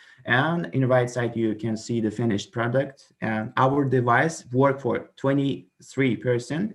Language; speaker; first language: English; non-native, learner; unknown